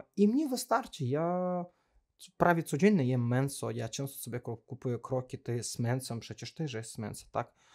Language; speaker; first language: Polish; non-native, learner; Azerbaijani